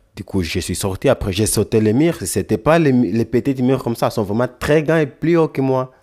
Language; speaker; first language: French; non-native, fluent; Lingala